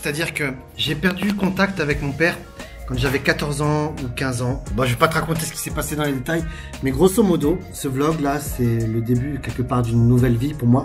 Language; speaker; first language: French; native; French